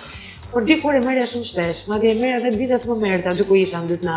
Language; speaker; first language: Albanian; native; Albanian